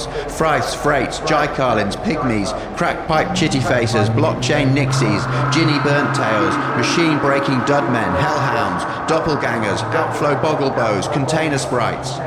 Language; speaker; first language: English; native; English